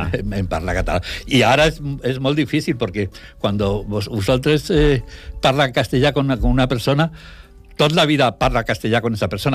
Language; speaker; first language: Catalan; non-native, learner; Spanish